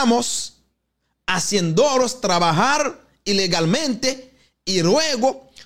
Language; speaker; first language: Spanish; non-native, fluent; Haitian Creole